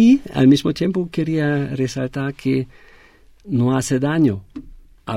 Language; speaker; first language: Spanish; non-native, fluent; German